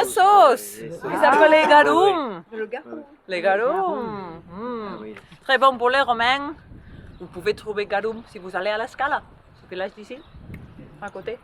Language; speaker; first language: French; non-native, local second language; Catalan